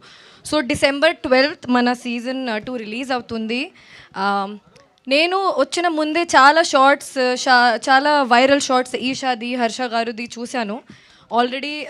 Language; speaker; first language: Telugu; non-native, fluent; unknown